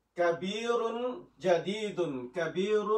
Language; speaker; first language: Arabic; non-native, fluent; Western Cham